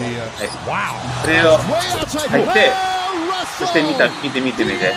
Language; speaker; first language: Japanese; non-native, learner; English